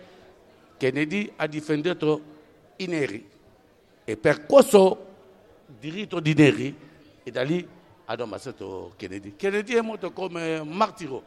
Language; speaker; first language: Italian; non-native, fluent; French